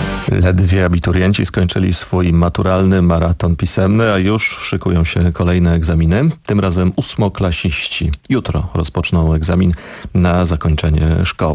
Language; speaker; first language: Polish; native; Polish